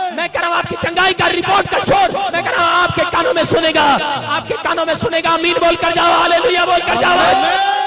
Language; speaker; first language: Hindi; non-native, local second language; Punjabi